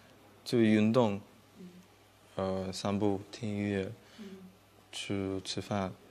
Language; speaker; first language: Chinese; non-native, fluent; Russian